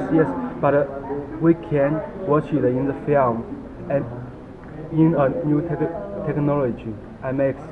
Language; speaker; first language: English; non-native, learner; Chinese